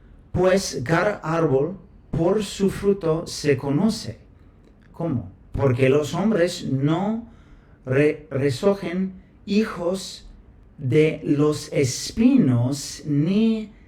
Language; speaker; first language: Spanish; non-native, fluent; English